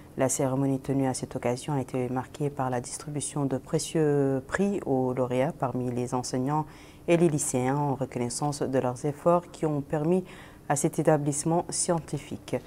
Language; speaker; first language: French; non-native, local second language; Arabic